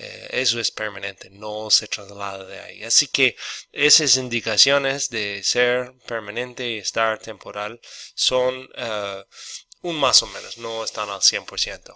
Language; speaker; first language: Spanish; non-native, fluent; English